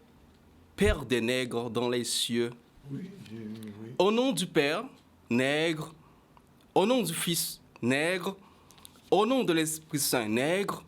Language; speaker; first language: French; non-native, local second language; Haitian Creole